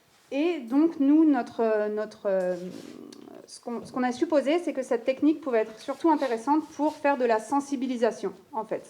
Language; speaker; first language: French; native; French